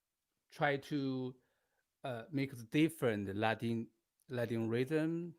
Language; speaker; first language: English; non-native, learner; Chinese